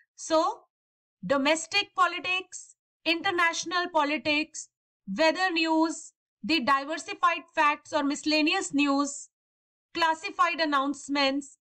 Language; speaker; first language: English; non-native, local second language; Hindi